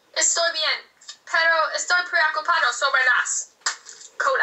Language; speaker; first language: Spanish; non-native, learner; English